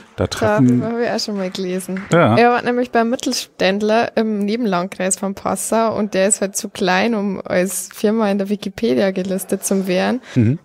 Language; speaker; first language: German; native; German